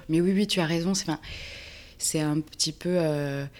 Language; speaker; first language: French; native; French